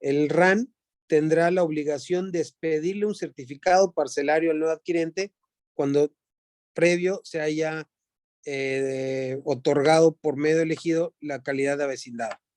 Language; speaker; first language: Spanish; native; Spanish